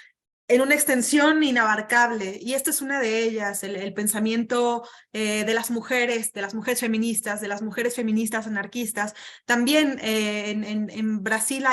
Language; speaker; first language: Spanish; native; Spanish